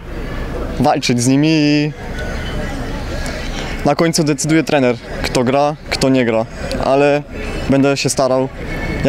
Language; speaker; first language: Polish; early bilingual, heritage; Polish